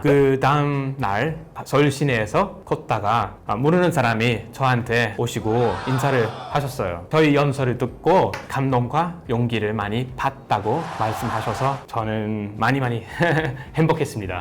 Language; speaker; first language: Korean; non-native, fluent; English